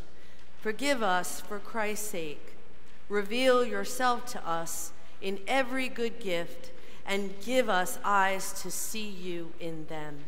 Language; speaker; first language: English; native; English